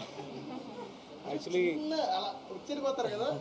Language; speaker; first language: Telugu; non-native, fluent; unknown